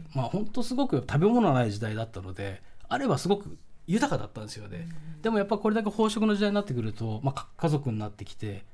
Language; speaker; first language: Japanese; native; Japanese